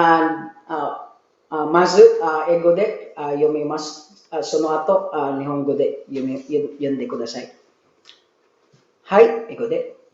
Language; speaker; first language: Japanese; non-native, learner; Filipino